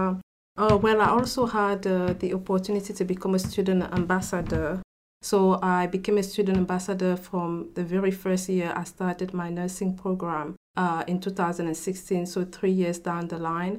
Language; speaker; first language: English; non-native, local second language; French